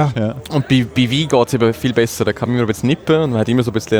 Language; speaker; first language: German; native; German